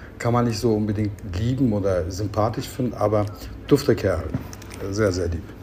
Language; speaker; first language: German; early bilingual, other home language; Turkish